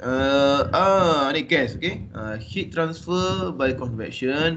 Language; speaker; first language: English; non-native, local second language; Malay